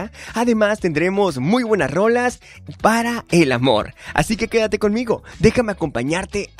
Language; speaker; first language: Spanish; native; Spanish